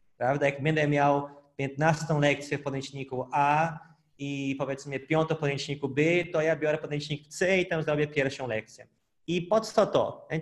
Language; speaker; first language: Polish; non-native, fluent; Portuguese